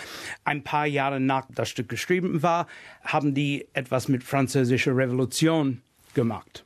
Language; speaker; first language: German; non-native, fluent; English